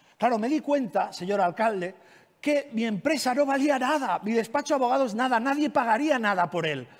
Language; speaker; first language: Spanish; non-native, local second language; Catalan